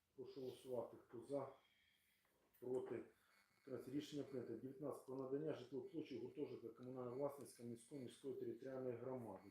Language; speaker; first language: Ukrainian; native; Ukrainian